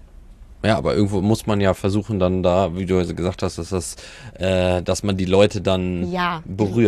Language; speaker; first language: German; native; German